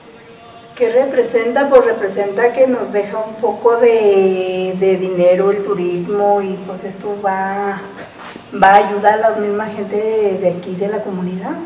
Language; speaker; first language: Spanish; native; Spanish